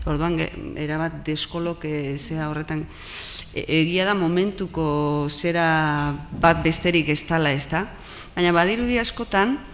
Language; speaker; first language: Basque; native; Basque